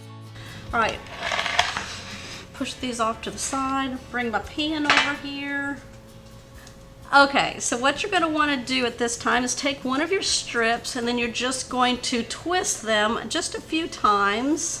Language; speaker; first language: English; native; English